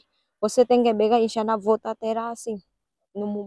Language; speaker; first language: Portuguese; non-native, learner; Vietnamese